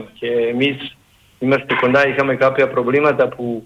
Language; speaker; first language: Greek; non-native, learner; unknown